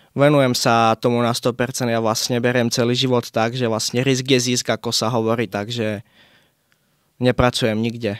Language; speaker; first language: Slovak; native; Slovak